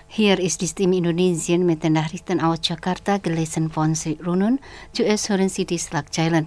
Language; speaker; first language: German; non-native, fluent; Indonesian